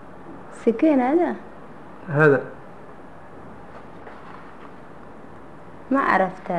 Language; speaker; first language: Arabic; non-native, learner; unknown